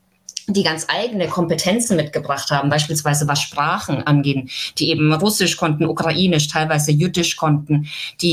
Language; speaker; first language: German; native; German